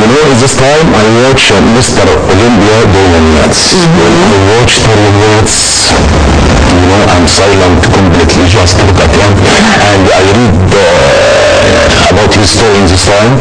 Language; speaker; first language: English; non-native, learner; Arabic